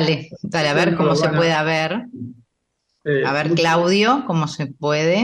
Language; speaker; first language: Spanish; native; Spanish